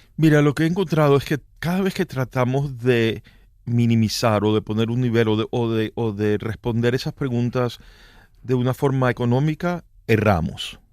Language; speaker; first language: Spanish; native; Spanish